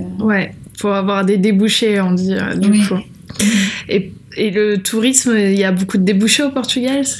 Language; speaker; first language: French; native; French